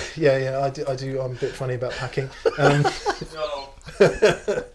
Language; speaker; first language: English; native; English